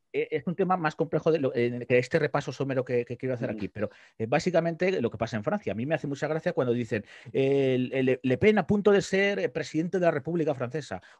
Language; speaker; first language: Spanish; native; Spanish